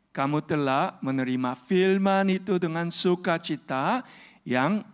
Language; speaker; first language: Indonesian; non-native, fluent; Korean